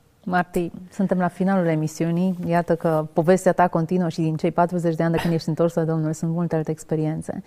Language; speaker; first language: Romanian; native; Romanian